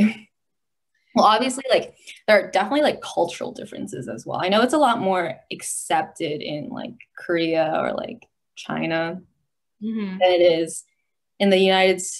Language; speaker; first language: English; native; English